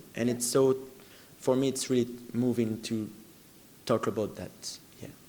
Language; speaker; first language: English; non-native, fluent; French